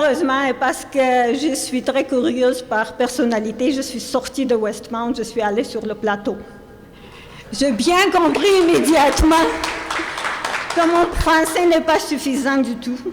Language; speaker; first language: French; non-native, fluent; Armenian